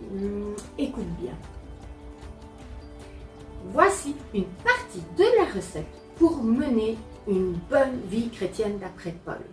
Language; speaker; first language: French; native; French